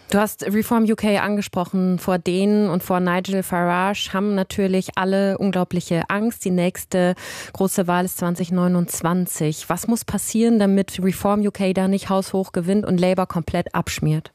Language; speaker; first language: German; native; German